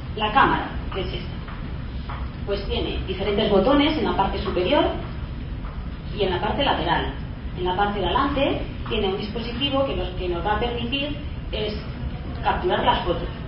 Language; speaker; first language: Spanish; native; Spanish